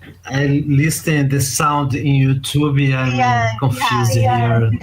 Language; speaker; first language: English; non-native, learner; Portuguese